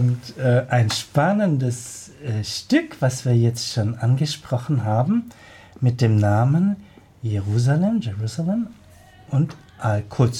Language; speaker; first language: German; native; German